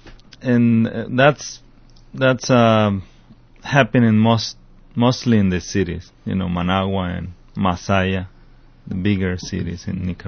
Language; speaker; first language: English; non-native, fluent; Spanish